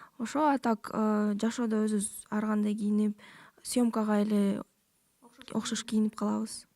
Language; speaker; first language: Kyrgyz; native; Kyrgyz